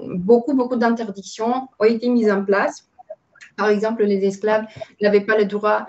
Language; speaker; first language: French; non-native, fluent; Romanian